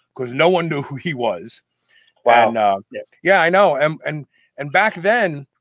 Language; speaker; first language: English; native; English